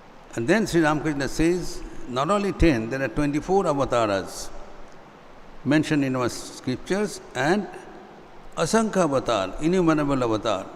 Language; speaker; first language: English; non-native, local second language; Hindi